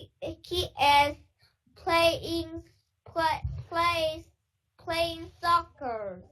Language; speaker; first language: English; non-native, learner; Chinese